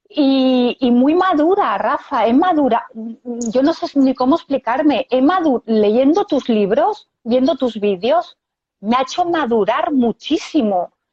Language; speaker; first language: Spanish; native; Spanish